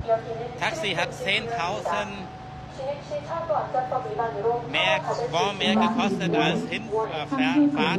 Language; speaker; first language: German; early bilingual, other home language; Vietnamese